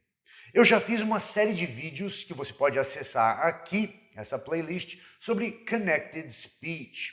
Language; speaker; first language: Portuguese; non-native, fluent; English